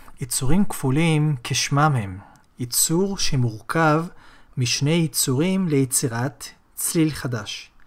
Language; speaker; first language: Hebrew; native; Hebrew